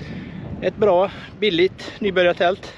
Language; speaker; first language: Swedish; native; Swedish